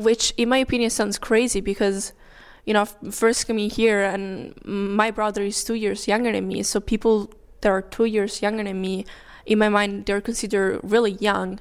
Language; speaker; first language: English; non-native, fluent; Italian